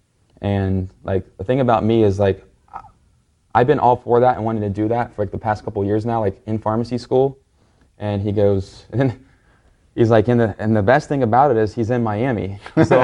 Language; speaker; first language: English; native; English